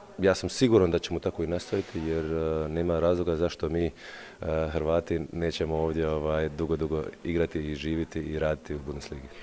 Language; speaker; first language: Serbian; early bilingual, heritage; Croatian